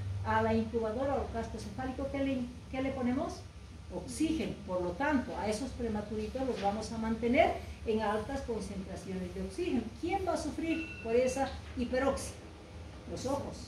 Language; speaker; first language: Spanish; native; Spanish